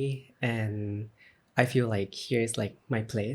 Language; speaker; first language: English; non-native, learner; Thai